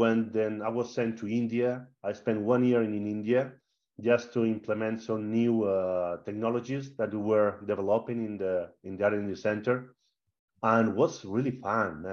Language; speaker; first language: English; non-native, fluent; Spanish